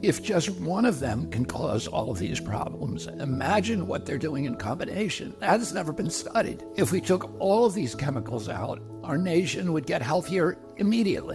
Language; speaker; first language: English; native; English